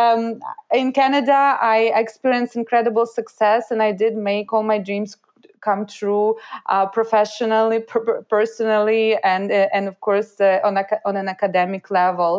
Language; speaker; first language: English; non-native, fluent; Ukrainian